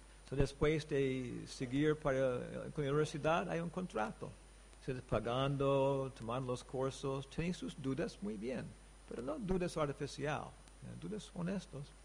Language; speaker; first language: Spanish; non-native, learner; English